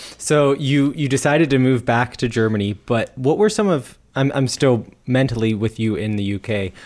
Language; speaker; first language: English; native; English